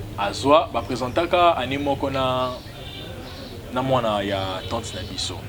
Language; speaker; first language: Lingala; native; Lingala